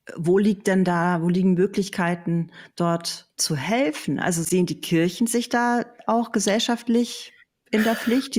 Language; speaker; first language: German; native; German